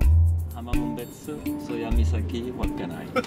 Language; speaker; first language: Japanese; non-native, learner; French